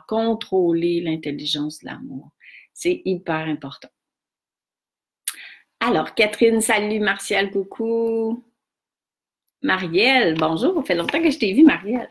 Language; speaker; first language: French; native; French